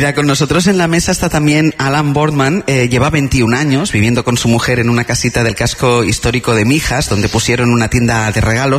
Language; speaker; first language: Spanish; native; Spanish